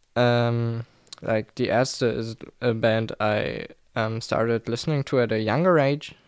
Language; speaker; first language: English; non-native, fluent; German